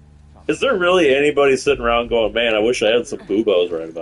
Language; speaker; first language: English; native; English